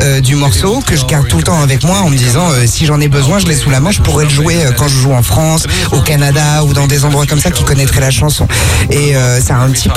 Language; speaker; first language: French; non-native, fluent; Dutch